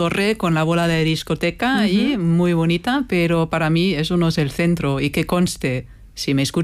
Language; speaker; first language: Spanish; non-native, fluent; German